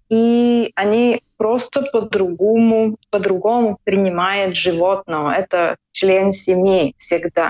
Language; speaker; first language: Russian; non-native, local second language; Latvian